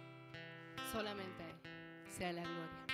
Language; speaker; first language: Spanish; native; Spanish